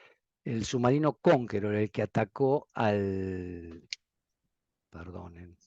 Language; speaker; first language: Spanish; native; Spanish